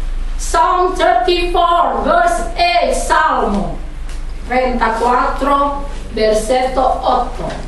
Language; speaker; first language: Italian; non-native, learner; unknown